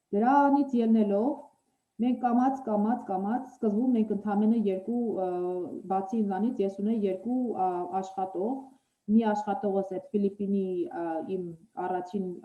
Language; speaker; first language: Armenian; native; Armenian